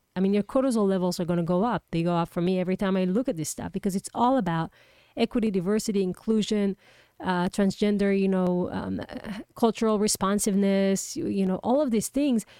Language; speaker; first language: English; non-native, fluent; Hebrew